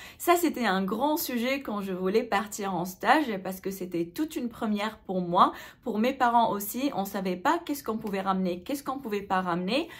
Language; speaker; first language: French; non-native, local second language; Arabic